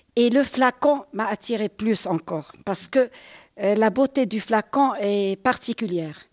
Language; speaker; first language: French; non-native, local second language; Arabic